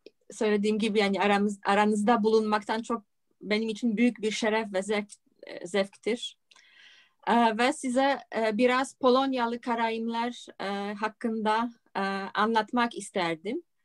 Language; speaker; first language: Turkish; non-native, fluent; Polish